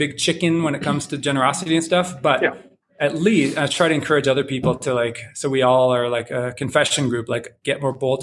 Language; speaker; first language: English; native; English